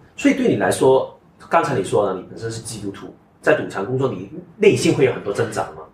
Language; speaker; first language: Chinese; non-native, local second language; Cantonese